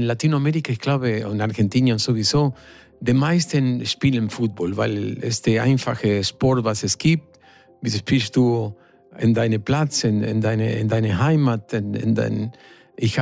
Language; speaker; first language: German; non-native, fluent; Spanish